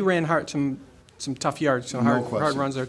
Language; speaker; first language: English; native; English